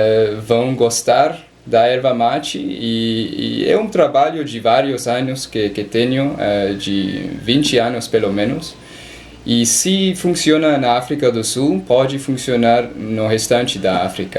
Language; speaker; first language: Portuguese; non-native, learner; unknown